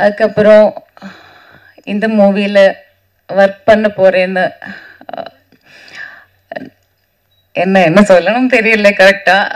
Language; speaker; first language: Tamil; non-native, learner; Malayalam